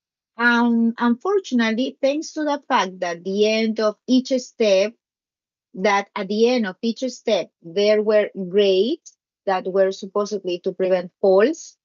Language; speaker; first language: English; non-native, learner; Spanish